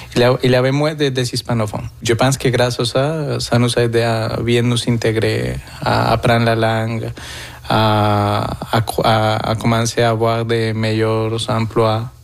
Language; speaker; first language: French; non-native, fluent; Spanish